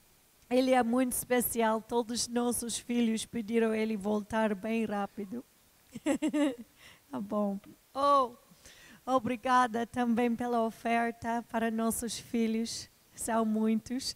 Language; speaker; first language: Portuguese; non-native, fluent; English